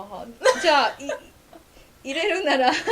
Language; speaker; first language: Japanese; non-native, fluent; Polish